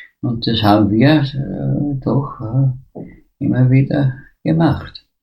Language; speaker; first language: German; native; German